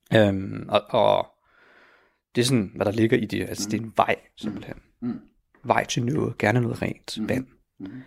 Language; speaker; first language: Danish; early bilingual, other home language; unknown